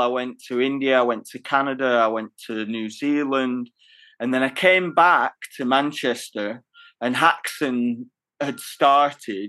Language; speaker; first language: English; native; English